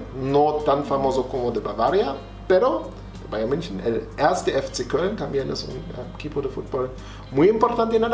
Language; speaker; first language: Spanish; non-native, fluent; German